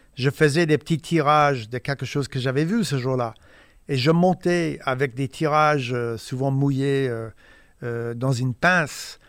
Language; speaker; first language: French; non-native, fluent; English